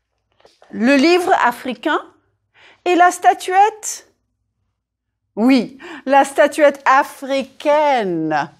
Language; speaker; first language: French; native; French